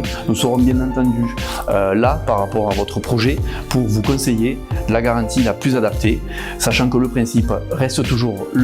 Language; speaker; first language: French; native; French